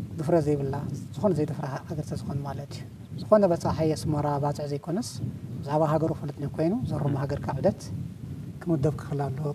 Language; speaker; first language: Tigrinya; non-native, local second language; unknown